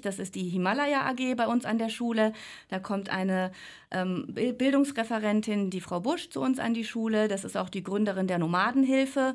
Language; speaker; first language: German; native; German